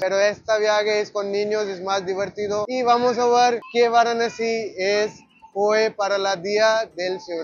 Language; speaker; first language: Spanish; non-native, learner; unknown